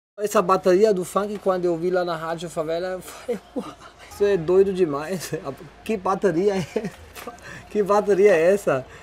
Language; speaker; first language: Portuguese; non-native, fluent; German